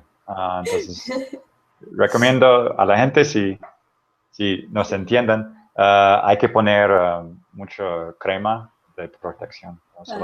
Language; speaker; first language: Spanish; non-native, fluent; English